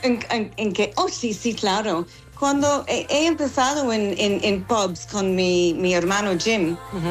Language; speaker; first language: Spanish; non-native, fluent; English